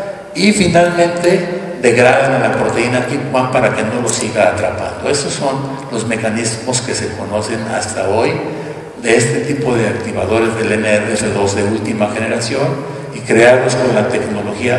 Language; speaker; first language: Spanish; native; Spanish